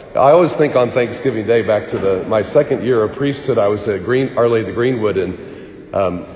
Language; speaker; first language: English; native; English